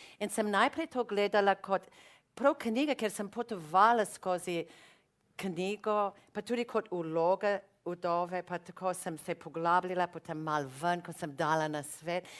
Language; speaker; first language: Slovenian; non-native, fluent; English